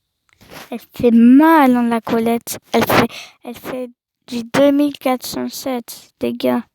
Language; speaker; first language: French; native; French